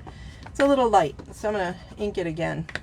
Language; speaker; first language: English; native; English